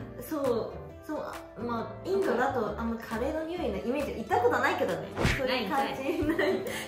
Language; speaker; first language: Japanese; non-native, local second language; Chinese